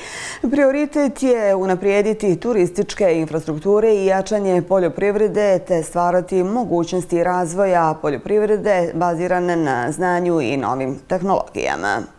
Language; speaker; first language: Bosnian; native; Bosnian